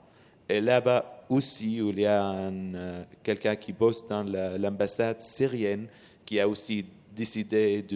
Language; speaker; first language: French; non-native, learner; Arabic